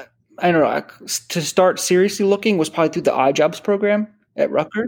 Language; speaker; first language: English; native; English